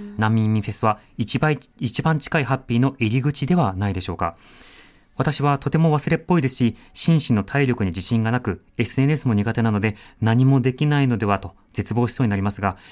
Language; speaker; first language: Japanese; native; Japanese